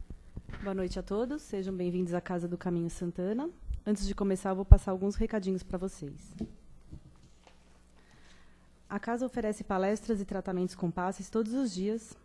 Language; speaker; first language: Portuguese; native; Portuguese